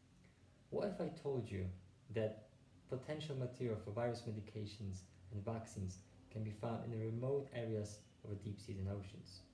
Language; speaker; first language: English; non-native, fluent; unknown